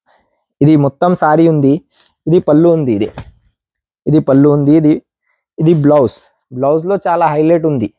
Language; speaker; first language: Telugu; non-native, local second language; Urdu